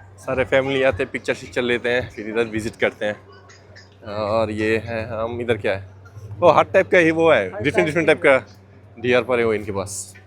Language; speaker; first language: Urdu; non-native, fluent; Bangla